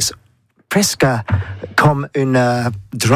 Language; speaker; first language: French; non-native, learner; English